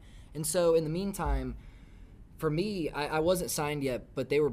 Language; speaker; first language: English; native; English